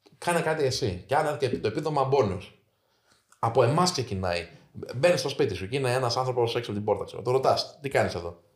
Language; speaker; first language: Greek; native; Greek